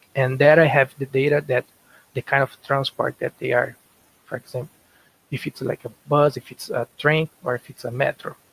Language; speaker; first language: English; non-native, learner; Portuguese